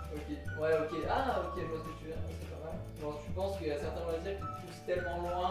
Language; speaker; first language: French; native; French